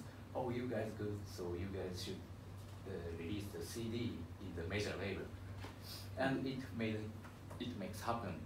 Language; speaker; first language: English; non-native, learner; Japanese